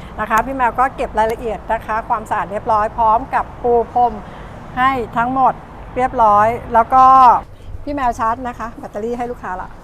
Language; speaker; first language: Thai; native; Thai